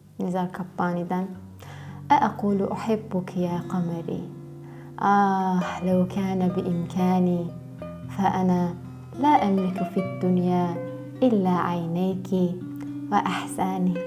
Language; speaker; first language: Arabic; non-native, learner; Turkish